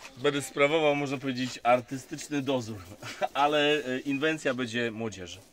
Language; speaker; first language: Polish; native; Polish